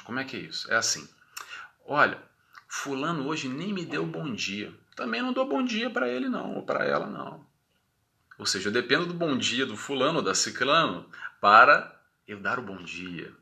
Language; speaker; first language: Portuguese; native; Portuguese